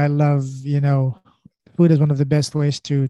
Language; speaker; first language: English; non-native, fluent; French